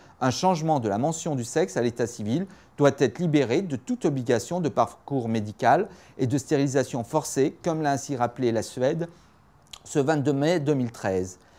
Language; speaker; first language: French; native; French